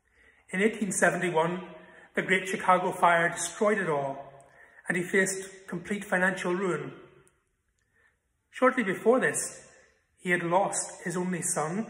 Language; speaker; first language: English; native; English